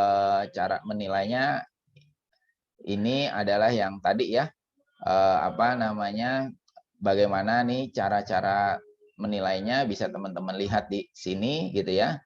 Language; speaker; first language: Indonesian; native; Indonesian